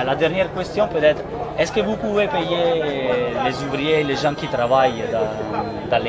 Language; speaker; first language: French; non-native, learner; Italian